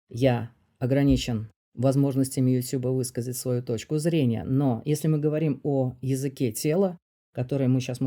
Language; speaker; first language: Russian; native; Russian